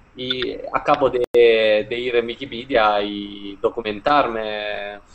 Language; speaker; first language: Spanish; non-native, fluent; Italian